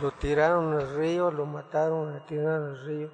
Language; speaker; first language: Spanish; non-native, local second language; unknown